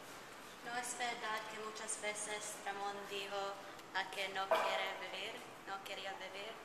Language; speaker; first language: Spanish; non-native, learner; English